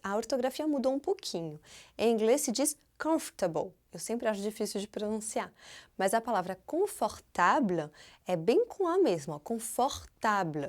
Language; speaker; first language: Portuguese; non-native, fluent; French